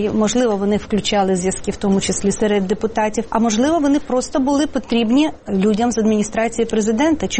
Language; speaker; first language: Ukrainian; native; Ukrainian